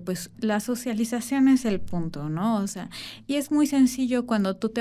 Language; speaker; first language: Spanish; native; Spanish